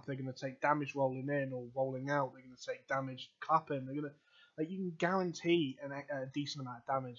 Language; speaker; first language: English; native; English